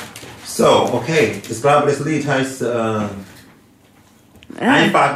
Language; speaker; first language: German; non-native, learner; English